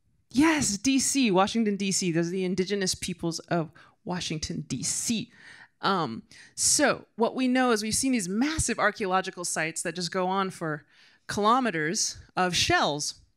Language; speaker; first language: English; native; English